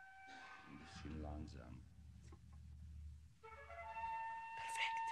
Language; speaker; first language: German; non-native, learner; English